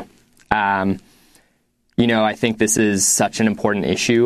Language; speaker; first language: English; native; English